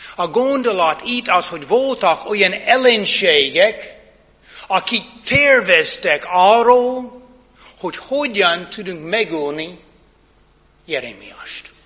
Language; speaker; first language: Hungarian; non-native, fluent; English